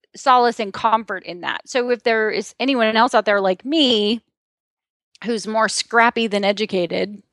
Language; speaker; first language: English; native; English